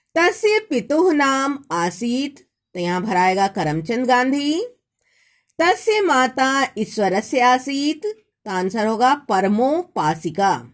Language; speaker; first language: Hindi; native; Hindi